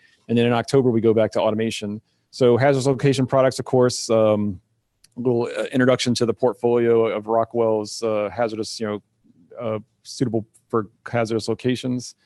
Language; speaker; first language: English; native; English